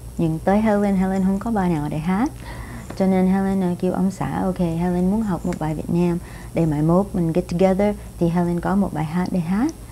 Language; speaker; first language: Vietnamese; non-native, fluent; English